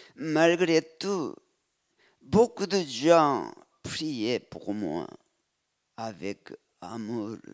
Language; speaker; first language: French; non-native, fluent; Korean